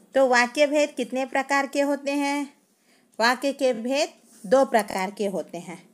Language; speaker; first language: Hindi; non-native, local second language; Telugu